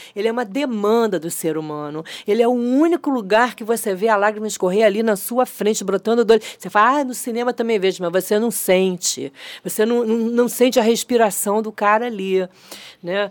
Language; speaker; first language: Portuguese; native; Portuguese